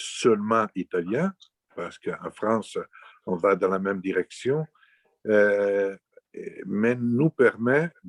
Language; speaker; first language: French; non-native, fluent; Italian